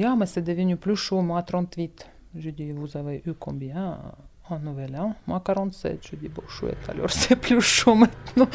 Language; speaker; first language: French; non-native, fluent; Russian